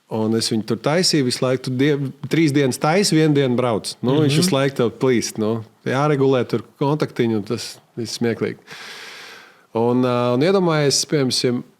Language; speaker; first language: Latvian; native; Latvian